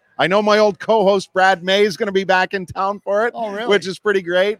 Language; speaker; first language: English; native; English